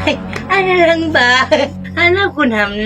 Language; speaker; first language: Filipino; non-native, local second language; Cebuano